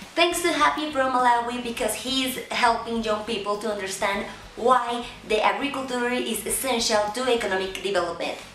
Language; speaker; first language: English; non-native, fluent; Spanish